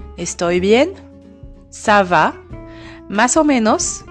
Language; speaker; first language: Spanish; non-native, fluent; French